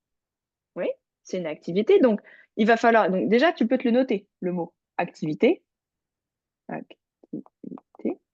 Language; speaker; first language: French; native; French